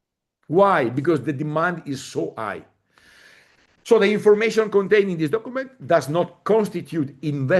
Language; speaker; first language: English; non-native, fluent; Italian